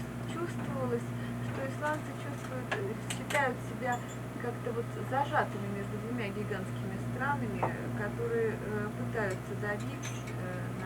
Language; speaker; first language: Russian; native; Russian